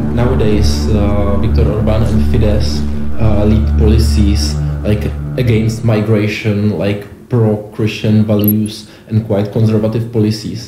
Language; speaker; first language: English; non-native, fluent; Czech